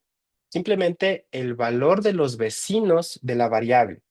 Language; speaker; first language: Spanish; native; Spanish